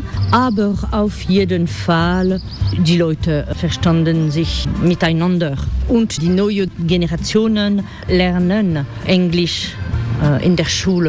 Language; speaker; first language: German; non-native, fluent; French